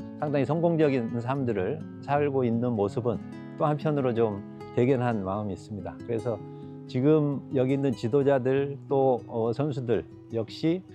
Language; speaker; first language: Korean; native; Korean